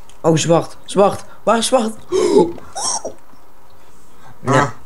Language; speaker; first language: Dutch; native; Dutch